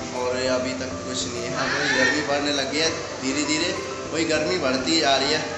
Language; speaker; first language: Hindi; native; Hindi